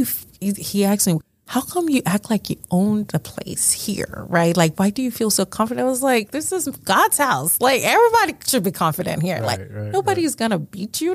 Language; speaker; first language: English; early bilingual, other home language; Yoruba